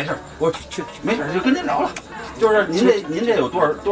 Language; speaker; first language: Chinese; native; Chinese